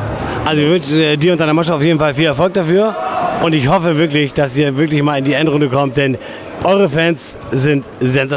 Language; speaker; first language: German; native; German